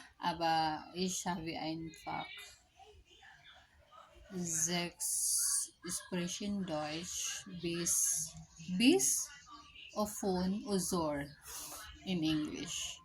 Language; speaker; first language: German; non-native, learner; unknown